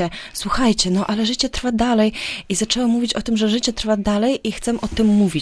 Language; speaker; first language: Polish; non-native, fluent; Ukrainian